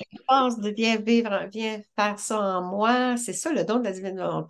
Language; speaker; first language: French; native; French